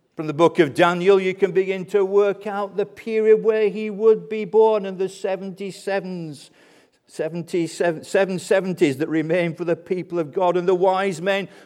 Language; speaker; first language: English; native; English